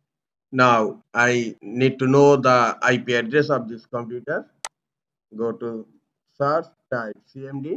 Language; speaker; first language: English; non-native, local second language; Bangla